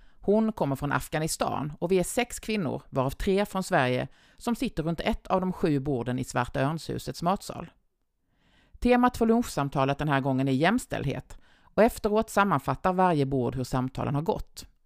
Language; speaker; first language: Swedish; native; Swedish